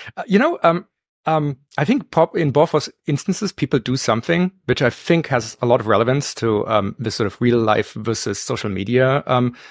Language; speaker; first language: English; non-native, fluent; German